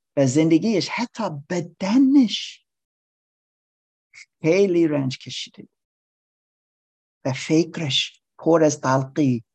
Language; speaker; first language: Persian; non-native, learner; English